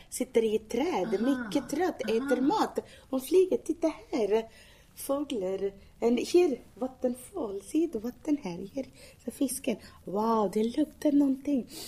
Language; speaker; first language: Swedish; non-native, learner; Malayalam